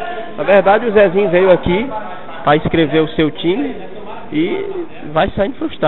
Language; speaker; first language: Portuguese; native; Portuguese